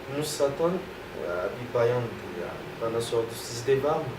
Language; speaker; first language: Turkish; non-native, fluent; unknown